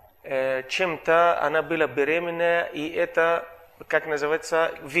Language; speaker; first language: Russian; non-native, fluent; Arabic